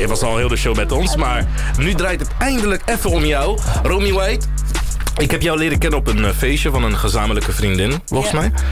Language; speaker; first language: Dutch; native; Dutch